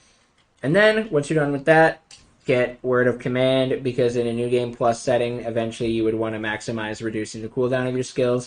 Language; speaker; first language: English; native; English